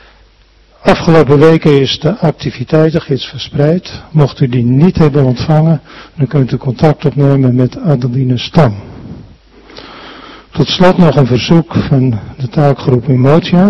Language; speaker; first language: Dutch; native; Dutch